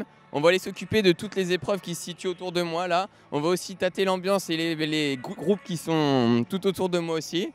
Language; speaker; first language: French; native; French